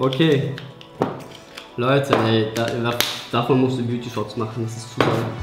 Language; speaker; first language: German; native; German